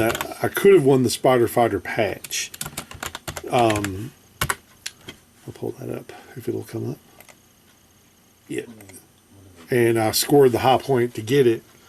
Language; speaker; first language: English; native; English